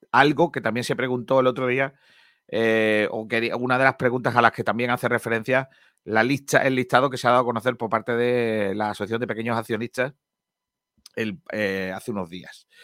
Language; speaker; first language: Spanish; native; Spanish